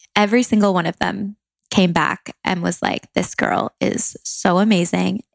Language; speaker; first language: English; native; English